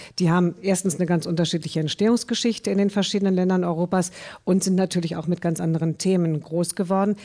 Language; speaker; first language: German; native; German